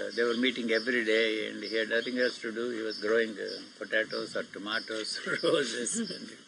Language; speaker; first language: English; non-native, local second language; Telugu